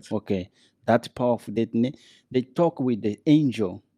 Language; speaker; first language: English; non-native, learner; Portuguese